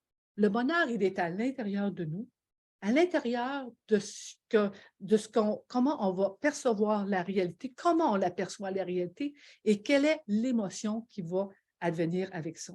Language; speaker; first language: French; native; French